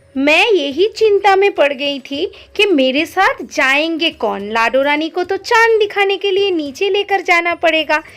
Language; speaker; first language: Hindi; non-native, local second language; Bangla